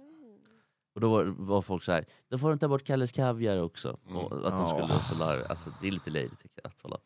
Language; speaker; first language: Swedish; native; Swedish